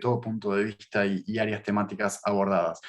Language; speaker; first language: Spanish; native; Spanish